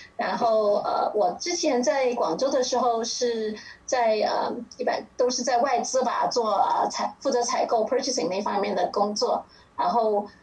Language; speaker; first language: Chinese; non-native, local second language; Cantonese